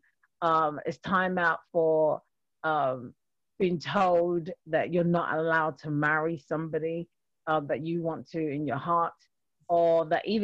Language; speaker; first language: English; native; English